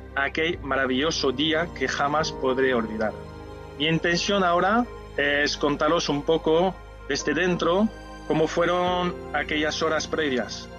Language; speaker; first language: Spanish; non-native, fluent; French